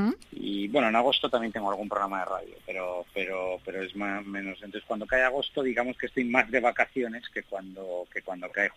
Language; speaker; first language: Spanish; native; Spanish